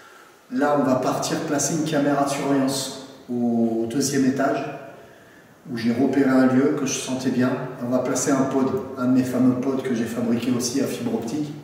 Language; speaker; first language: French; native; French